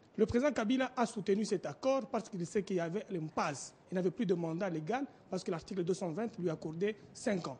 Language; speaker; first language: French; non-native, local second language; Lingala